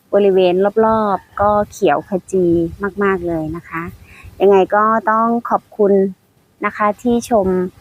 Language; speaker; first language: Thai; native; Thai